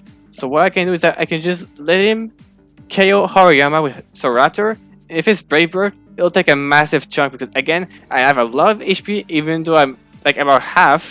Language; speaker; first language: English; non-native, fluent; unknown